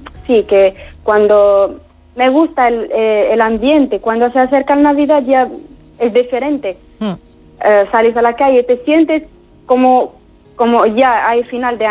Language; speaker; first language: Spanish; non-native, fluent; Arabic